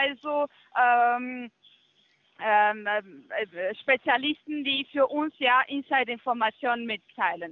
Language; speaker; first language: German; non-native, fluent; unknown